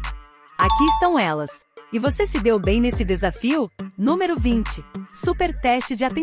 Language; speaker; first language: Portuguese; native; Portuguese